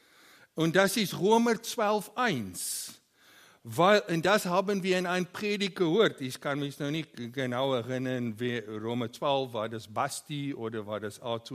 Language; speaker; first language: German; non-native, learner; Afrikaans